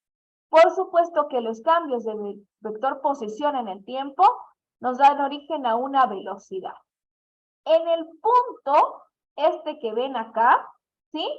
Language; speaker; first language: Spanish; native; Spanish